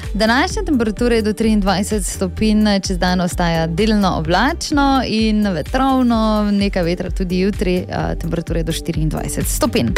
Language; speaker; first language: Slovenian; native; Slovenian